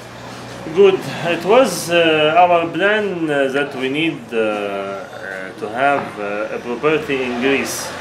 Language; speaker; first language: English; non-native, learner; Arabic